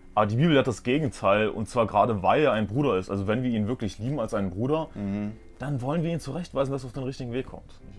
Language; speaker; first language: German; native; German